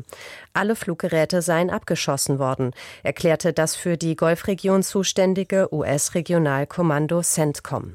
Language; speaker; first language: German; native; German